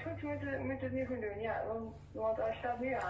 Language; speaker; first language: Dutch; native; Dutch